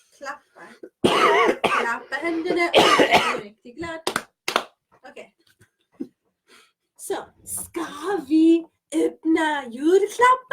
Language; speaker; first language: Swedish; non-native, learner; English